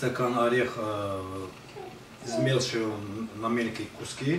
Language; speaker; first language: Russian; non-native, learner; Azerbaijani